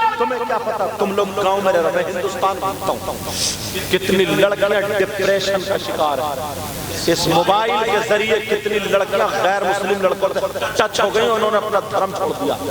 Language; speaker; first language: Urdu; native; Urdu